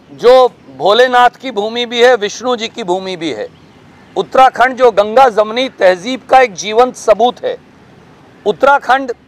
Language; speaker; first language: Hindi; native; Hindi